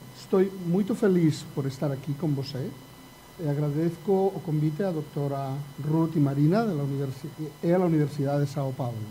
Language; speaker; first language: Portuguese; non-native, learner; Spanish